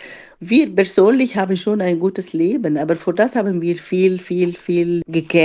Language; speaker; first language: German; non-native, fluent; Arabic